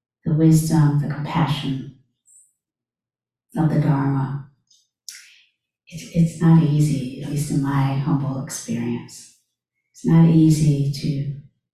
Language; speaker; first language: English; native; English